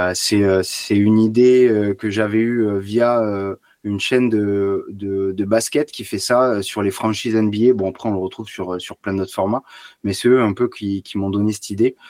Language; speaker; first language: French; native; French